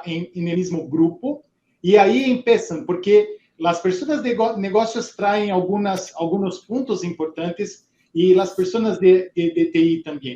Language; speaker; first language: Spanish; non-native, fluent; Portuguese